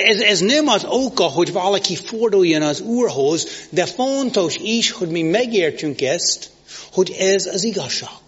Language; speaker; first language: Hungarian; non-native, learner; English